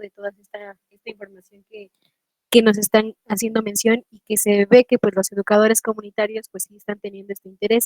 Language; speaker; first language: Spanish; native; Spanish